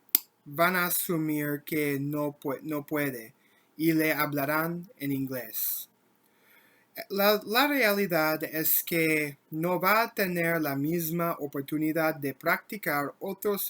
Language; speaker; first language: Spanish; non-native, learner; English